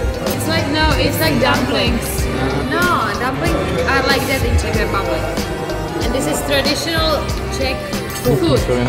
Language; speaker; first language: English; non-native, learner; Czech